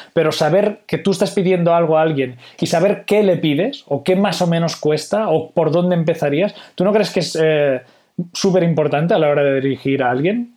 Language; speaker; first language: Spanish; non-native, local second language; Catalan